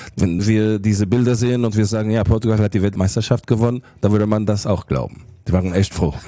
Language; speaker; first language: German; non-native, fluent; Portuguese